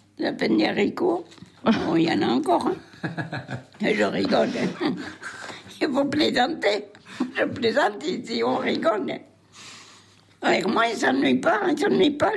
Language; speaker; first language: French; native; French